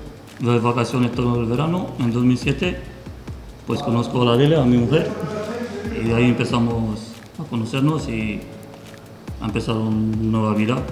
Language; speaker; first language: Spanish; non-native, fluent; Romanian